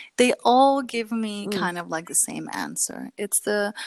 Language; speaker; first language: English; early bilingual, other home language; Kurdish